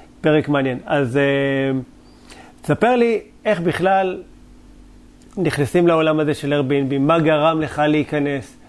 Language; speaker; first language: Hebrew; native; Hebrew